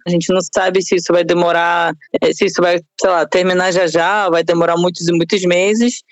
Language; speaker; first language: Portuguese; non-native, fluent; Russian